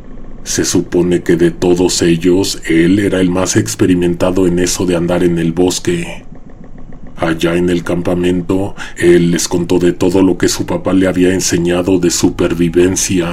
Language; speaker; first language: Spanish; native; Spanish